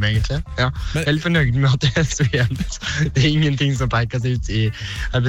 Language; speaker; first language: Norwegian; native; Norwegian